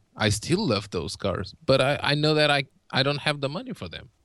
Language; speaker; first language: English; non-native, fluent; Portuguese